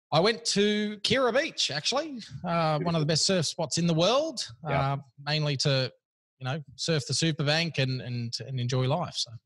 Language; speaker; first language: English; native; English